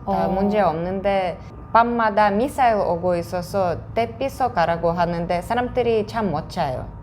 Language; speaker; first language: Korean; non-native, fluent; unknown